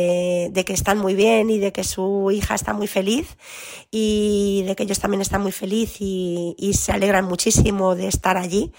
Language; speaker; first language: Spanish; native; Spanish